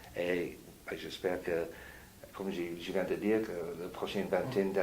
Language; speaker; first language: French; non-native, fluent; English